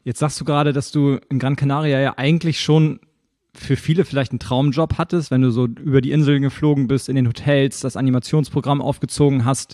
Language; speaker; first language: German; native; German